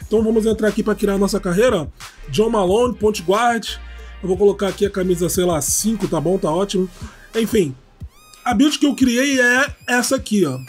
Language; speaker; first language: Portuguese; native; Portuguese